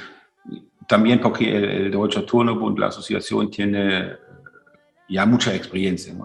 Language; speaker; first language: Spanish; non-native, fluent; German